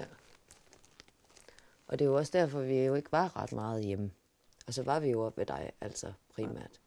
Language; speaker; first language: Danish; native; Danish